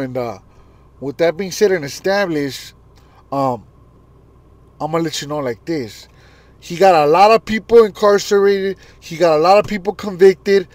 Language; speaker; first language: English; early bilingual, other home language; Spanish